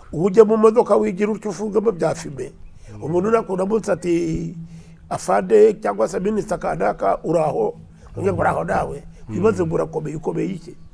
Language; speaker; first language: Kinyarwanda; early bilingual, heritage; Kinyarwanda